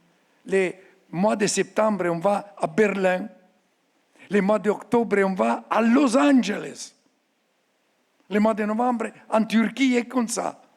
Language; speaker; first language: French; non-native, fluent; Italian